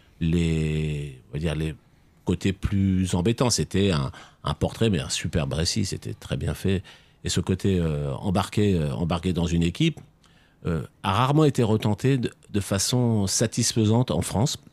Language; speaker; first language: French; native; French